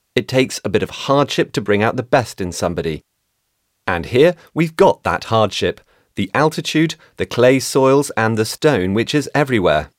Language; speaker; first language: English; non-native, fluent; Italian